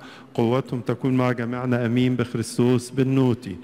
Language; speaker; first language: Arabic; native; Arabic